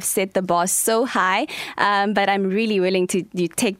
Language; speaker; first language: English; non-native, local second language; Tsonga